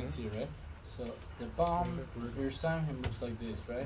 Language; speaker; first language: English; non-native, fluent; Spanish